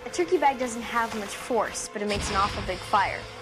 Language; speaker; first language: English; native; English